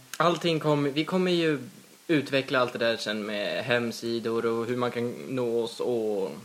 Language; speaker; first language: Swedish; native; Swedish